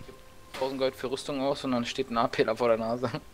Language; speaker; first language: German; native; German